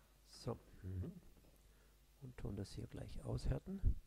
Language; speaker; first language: German; native; German